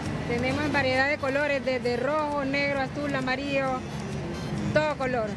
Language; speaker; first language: Spanish; native; Spanish